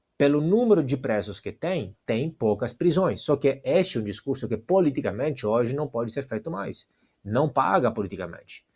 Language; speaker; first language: Portuguese; non-native, fluent; Italian